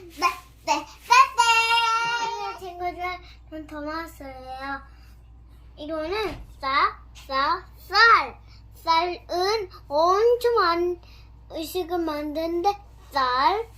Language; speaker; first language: Korean; early bilingual, other home language; Telugu